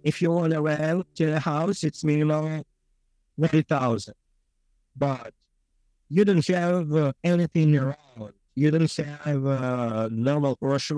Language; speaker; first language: English; non-native, learner; Ukrainian